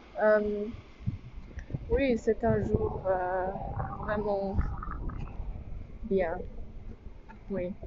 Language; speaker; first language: French; non-native, learner; English